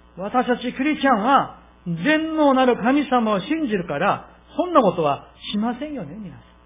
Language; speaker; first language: Japanese; non-native, fluent; Korean